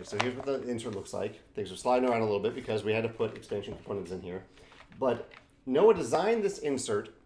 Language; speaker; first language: English; native; English